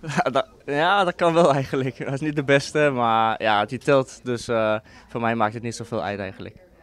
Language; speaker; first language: Dutch; non-native, fluent; Danish